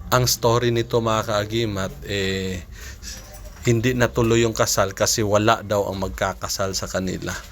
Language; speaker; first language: Filipino; non-native, local second language; Cebuano